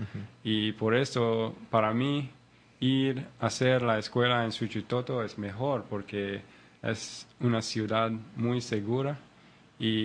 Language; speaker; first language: Spanish; non-native, learner; English